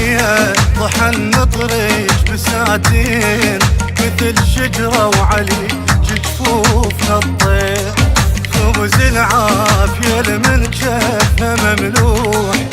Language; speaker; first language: Arabic; native; Arabic